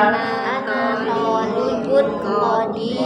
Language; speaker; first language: Arabic; non-native, learner; Indonesian